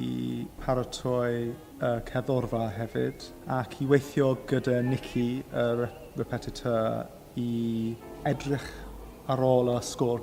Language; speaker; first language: Welsh; non-native, fluent; English